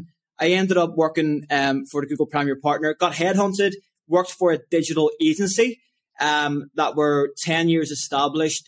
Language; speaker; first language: English; native; English